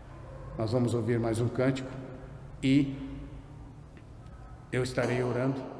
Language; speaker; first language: Portuguese; native; Portuguese